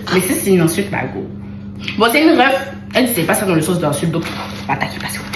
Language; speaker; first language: French; native; French